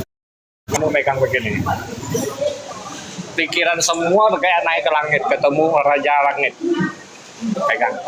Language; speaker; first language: Indonesian; non-native, learner; Vietnamese